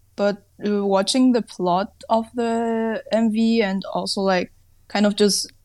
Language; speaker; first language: English; non-native, fluent; German